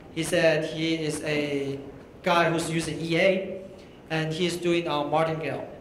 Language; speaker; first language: English; non-native, fluent; Chinese